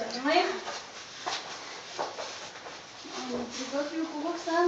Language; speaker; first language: Bulgarian; native; Bulgarian